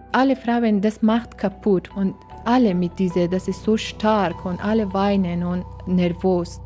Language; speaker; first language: German; non-native, learner; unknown